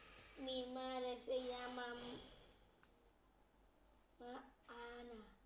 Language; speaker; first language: Spanish; early bilingual, other home language; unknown